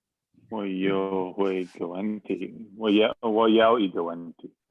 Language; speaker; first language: Chinese; non-native, learner; English